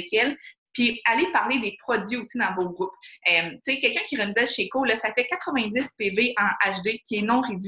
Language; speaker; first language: French; native; French